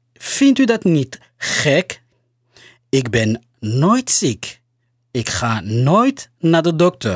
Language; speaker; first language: Dutch; non-native, learner; Somali